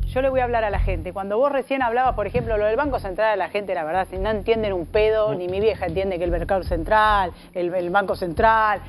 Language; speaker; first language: Spanish; native; Spanish